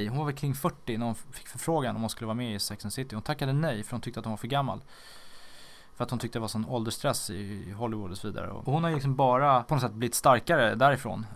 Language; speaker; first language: Swedish; native; Swedish